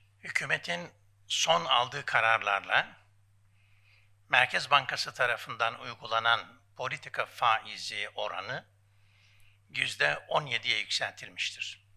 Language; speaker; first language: Turkish; native; Turkish